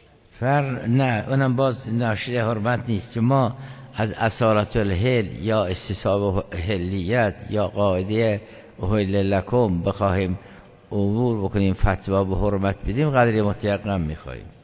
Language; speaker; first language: Persian; native; Persian